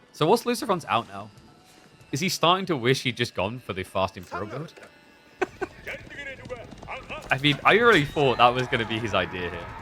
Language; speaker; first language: English; native; English